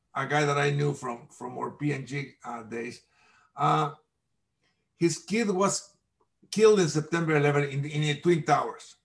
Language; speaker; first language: English; non-native, fluent; Spanish